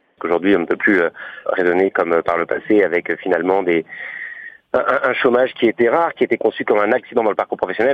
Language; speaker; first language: French; native; French